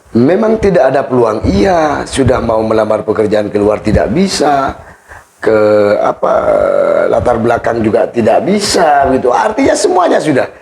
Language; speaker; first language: Indonesian; non-native, local second language; Madurese